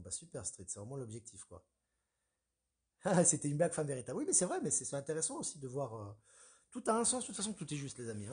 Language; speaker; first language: French; native; French